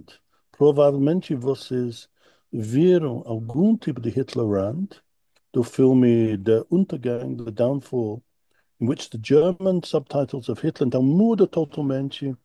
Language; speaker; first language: Portuguese; non-native, fluent; English